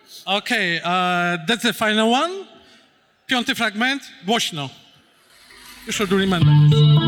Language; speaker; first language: English; non-native, fluent; Polish